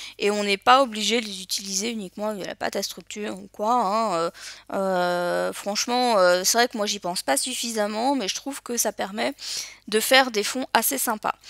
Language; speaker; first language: French; native; French